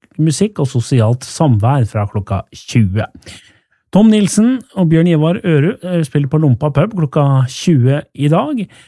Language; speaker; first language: Norwegian; native; Norwegian